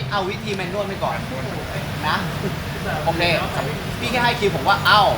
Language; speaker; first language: Thai; native; Thai